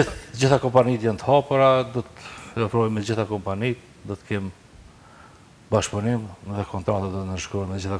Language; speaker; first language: Albanian; native; Albanian